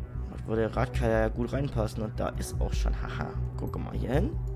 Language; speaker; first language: German; native; German